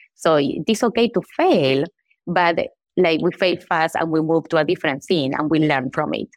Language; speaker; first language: English; non-native, fluent; Spanish